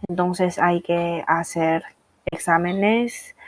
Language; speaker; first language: Spanish; non-native, fluent; Chinese